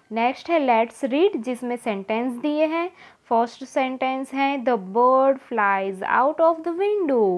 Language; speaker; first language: Hindi; non-native, local second language; Gujarati